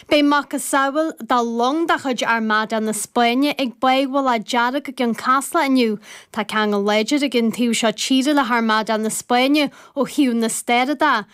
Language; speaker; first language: Irish; native; Irish